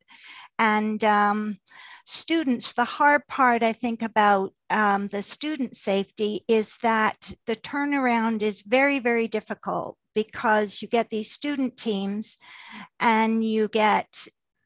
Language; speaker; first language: English; native; English